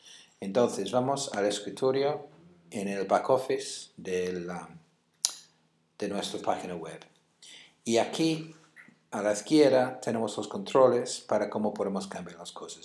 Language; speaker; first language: Spanish; non-native, fluent; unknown